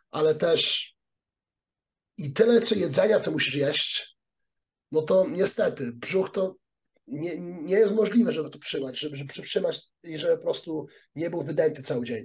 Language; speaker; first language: Polish; early bilingual, heritage; Polish